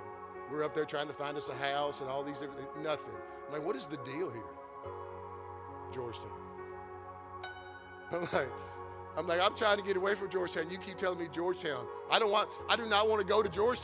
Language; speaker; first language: English; native; English